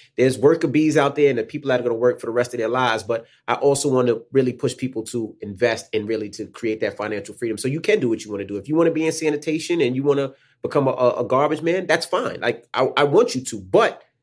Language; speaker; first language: English; native; English